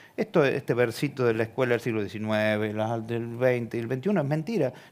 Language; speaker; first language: Spanish; native; Spanish